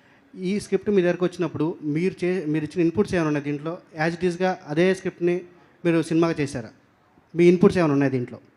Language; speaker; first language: Telugu; native; Telugu